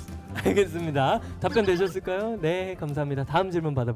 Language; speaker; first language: Korean; native; Korean